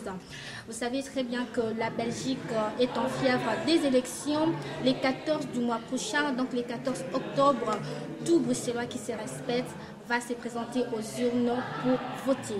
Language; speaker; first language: French; non-native, local second language; Lingala